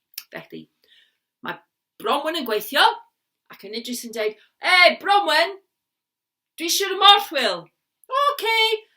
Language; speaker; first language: Welsh; non-native, learner; English